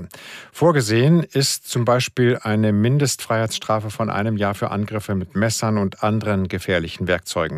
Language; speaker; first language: German; native; German